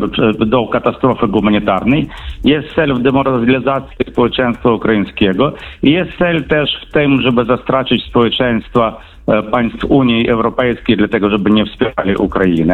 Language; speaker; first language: Polish; non-native, fluent; Ukrainian